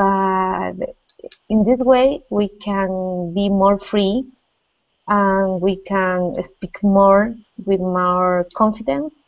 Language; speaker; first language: English; non-native, learner; Spanish